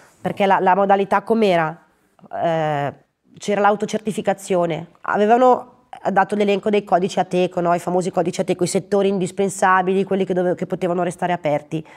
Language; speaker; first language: Italian; native; Italian